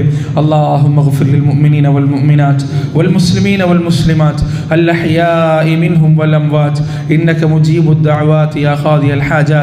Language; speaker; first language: Malayalam; native; Malayalam